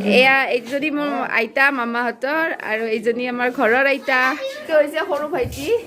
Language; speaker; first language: Assamese; native; Assamese